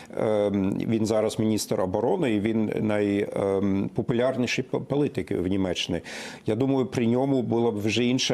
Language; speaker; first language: Ukrainian; non-native, fluent; German